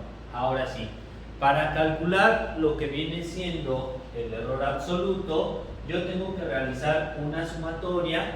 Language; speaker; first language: Spanish; native; Spanish